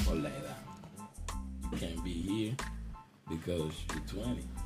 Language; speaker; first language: English; non-native, fluent; Spanish